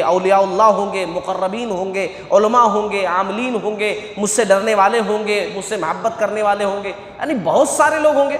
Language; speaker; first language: Urdu; native; Urdu